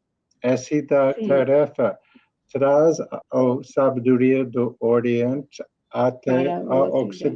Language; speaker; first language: Portuguese; non-native, learner; English